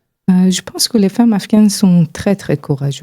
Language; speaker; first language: French; non-native, fluent; Persian